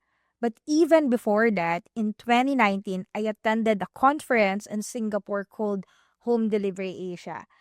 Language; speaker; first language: English; non-native, local second language; Filipino